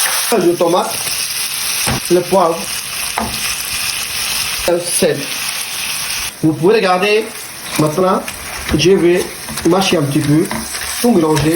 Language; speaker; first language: French; non-native, learner; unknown